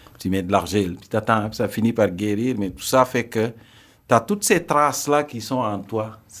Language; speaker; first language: French; non-native, local second language; Serer